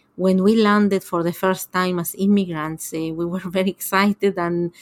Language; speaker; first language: English; non-native, fluent; Spanish